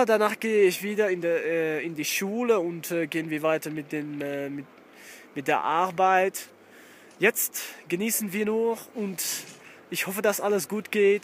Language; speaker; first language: German; non-native, learner; Dutch